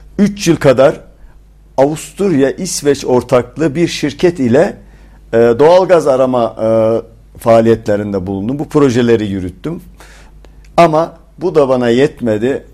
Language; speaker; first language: Turkish; native; Turkish